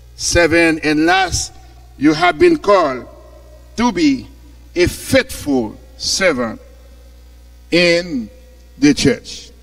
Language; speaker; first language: English; non-native, fluent; Haitian Creole